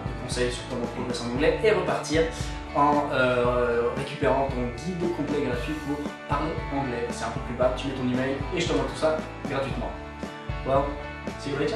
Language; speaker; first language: French; non-native, fluent; English